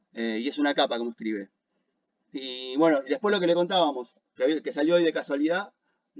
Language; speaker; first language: Spanish; native; Spanish